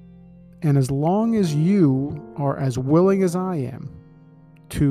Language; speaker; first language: English; native; English